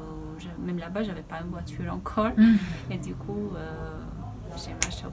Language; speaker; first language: French; non-native, learner; Albanian